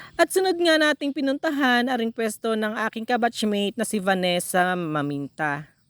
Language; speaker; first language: Filipino; native; Filipino